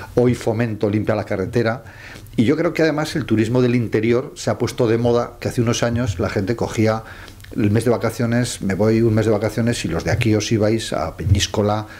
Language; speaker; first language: Spanish; native; Spanish